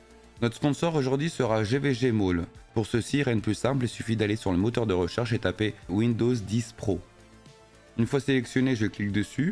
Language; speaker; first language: French; native; French